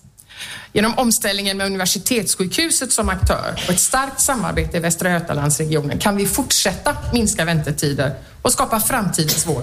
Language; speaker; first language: Swedish; native; Swedish